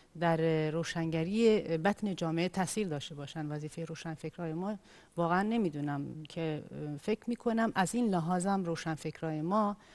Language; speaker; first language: Persian; non-native, local second language; Kurdish